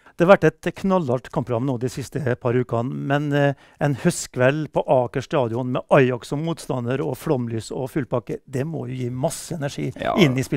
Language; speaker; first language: Norwegian; native; Norwegian